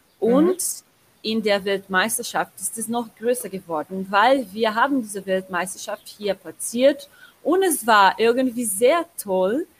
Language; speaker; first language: German; non-native, learner; Portuguese